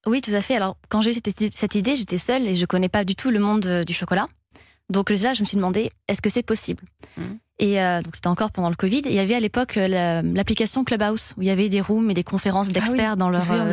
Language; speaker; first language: French; native; French